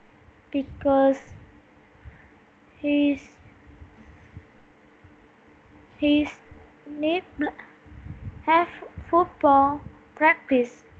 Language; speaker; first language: English; non-native, learner; Vietnamese